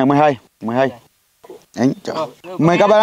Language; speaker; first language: Vietnamese; non-native, learner; Portuguese